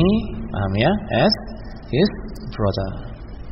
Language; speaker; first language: English; non-native, local second language; Indonesian